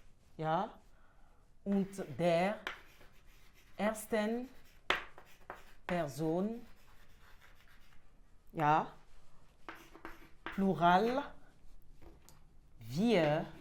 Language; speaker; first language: German; non-native, fluent; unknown